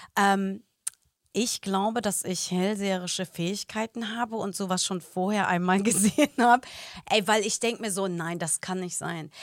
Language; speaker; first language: German; native; German